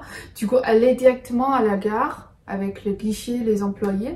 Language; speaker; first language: French; non-native, fluent; Chinese